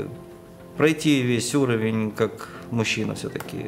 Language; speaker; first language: Russian; native; Russian